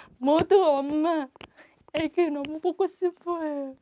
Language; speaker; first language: Korean; non-native, learner; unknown